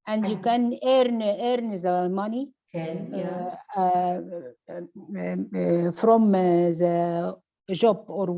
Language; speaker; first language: English; non-native, learner; Arabic